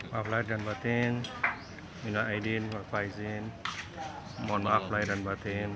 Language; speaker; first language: Indonesian; native; Indonesian